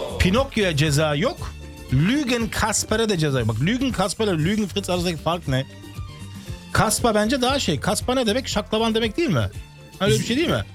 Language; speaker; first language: Turkish; early bilingual, heritage; Turkish